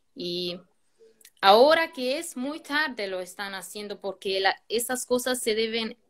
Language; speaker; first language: Spanish; non-native, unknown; Albanian